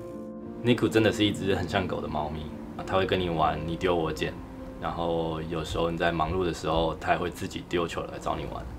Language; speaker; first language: Chinese; native; Chinese